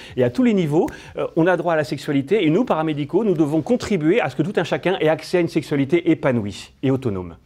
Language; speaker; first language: French; native; French